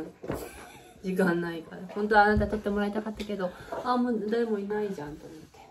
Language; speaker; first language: Japanese; native; Japanese